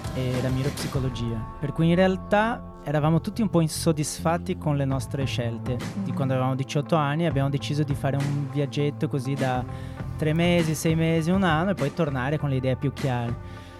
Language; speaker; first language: Italian; non-native, fluent; Portuguese